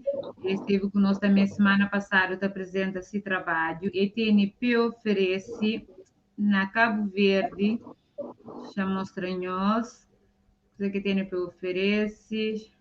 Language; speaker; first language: Portuguese; non-native, local second language; Kabuverdianu